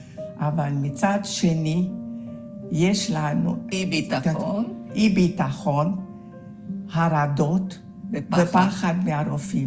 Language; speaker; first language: Hebrew; non-native, fluent; Hungarian